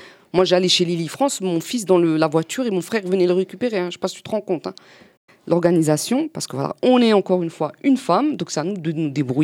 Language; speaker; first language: French; native; French